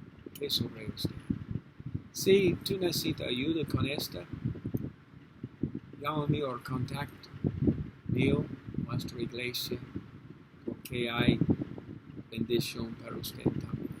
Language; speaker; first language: Spanish; non-native, learner; English